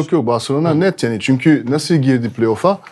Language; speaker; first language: Turkish; non-native, fluent; French